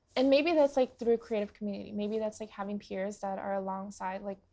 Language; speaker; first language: English; early bilingual, other home language; Portuguese